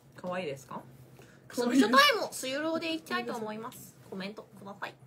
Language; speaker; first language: Japanese; native; Japanese